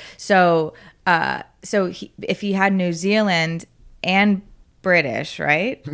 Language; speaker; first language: English; native; English